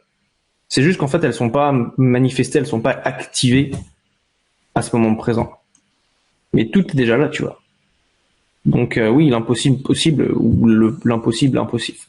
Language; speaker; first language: French; native; French